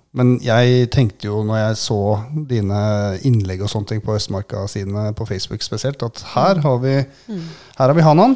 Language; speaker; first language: Norwegian; native; Norwegian